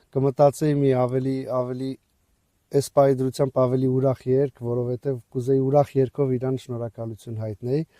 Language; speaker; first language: Armenian; early bilingual, other home language; French